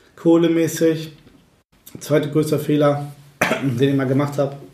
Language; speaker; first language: German; native; German